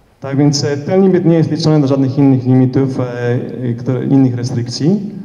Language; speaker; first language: Polish; early bilingual, heritage; Polish